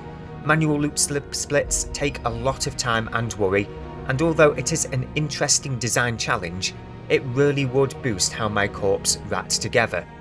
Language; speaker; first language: English; native; English